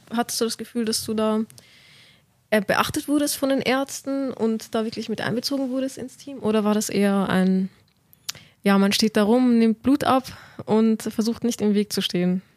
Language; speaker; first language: German; native; German